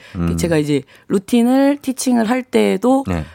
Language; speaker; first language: Korean; native; Korean